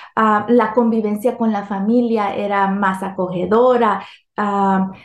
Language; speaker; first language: Spanish; native; Spanish